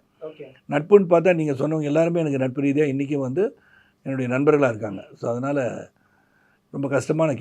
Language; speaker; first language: Tamil; native; Tamil